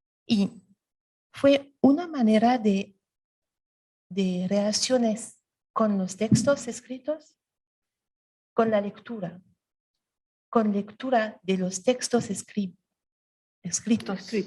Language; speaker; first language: Spanish; non-native, learner; French